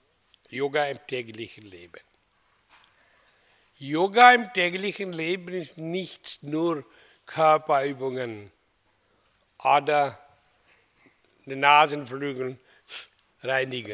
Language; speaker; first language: German; non-native, fluent; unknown